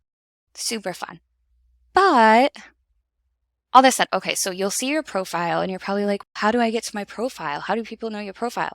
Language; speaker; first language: English; native; English